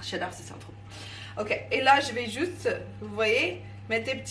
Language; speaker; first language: French; non-native, fluent; English